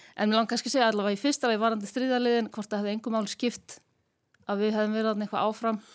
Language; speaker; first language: Icelandic; native; Icelandic